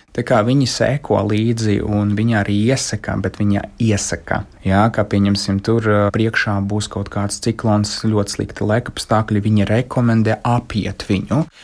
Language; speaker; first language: Latvian; non-native, local second language; Russian